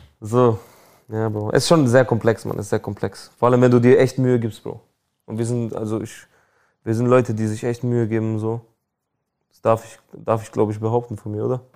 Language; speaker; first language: German; early bilingual, other home language; Albanian